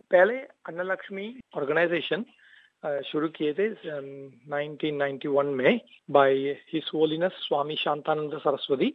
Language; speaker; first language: Hindi; non-native, local second language; Tamil